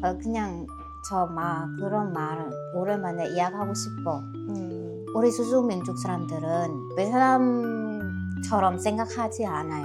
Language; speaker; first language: Korean; non-native, learner; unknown